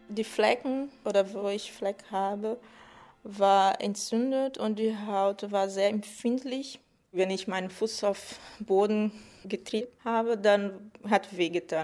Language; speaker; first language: German; non-native, fluent; Portuguese